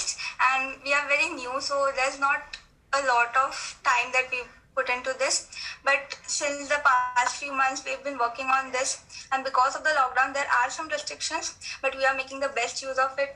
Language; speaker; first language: English; non-native, local second language; Hindi